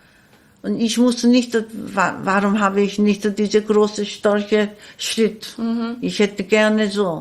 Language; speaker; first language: German; non-native, learner; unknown